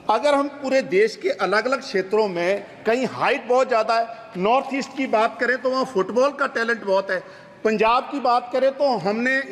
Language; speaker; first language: Hindi; non-native, local second language; Punjabi